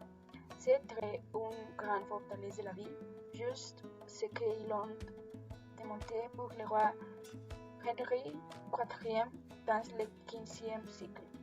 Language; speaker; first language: French; non-native, learner; Spanish